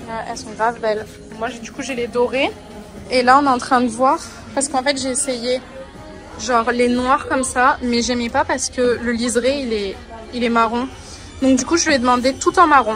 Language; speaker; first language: French; native; French